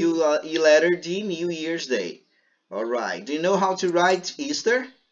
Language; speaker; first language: English; non-native, fluent; Portuguese